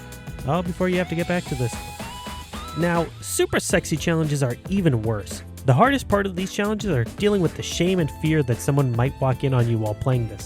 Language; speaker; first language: English; native; English